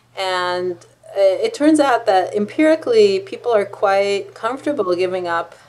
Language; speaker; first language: English; non-native, fluent; Hebrew